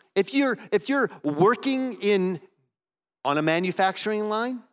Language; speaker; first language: English; native; English